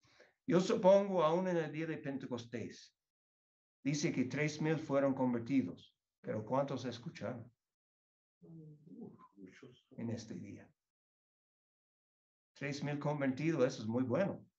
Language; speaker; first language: Spanish; non-native, fluent; English